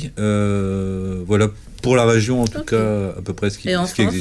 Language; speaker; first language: French; native; French